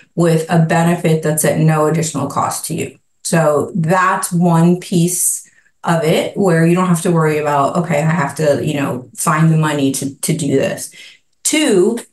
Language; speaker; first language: English; native; English